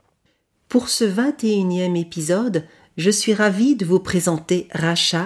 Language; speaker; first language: French; native; French